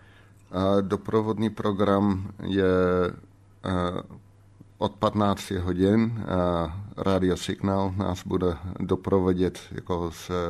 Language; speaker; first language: Czech; non-native, fluent; Dutch